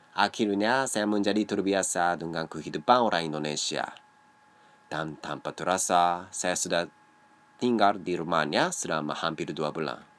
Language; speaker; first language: Indonesian; non-native, learner; Japanese